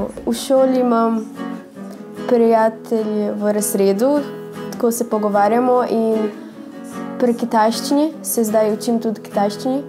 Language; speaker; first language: Slovenian; early bilingual, other home language; Portuguese